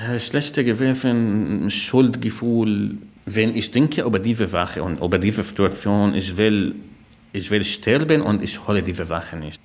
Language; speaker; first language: German; non-native, learner; Arabic